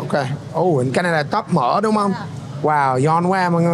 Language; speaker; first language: Vietnamese; non-native, learner; English